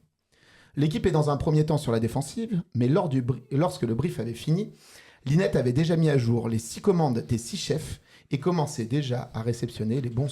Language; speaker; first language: French; native; French